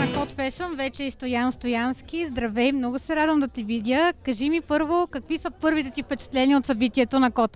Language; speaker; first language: Bulgarian; native; Bulgarian